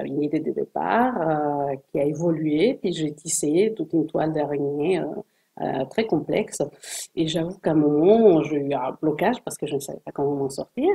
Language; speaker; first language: French; non-native, fluent; Spanish